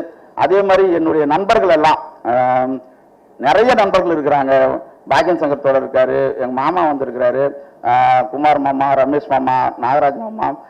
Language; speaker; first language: Tamil; native; Tamil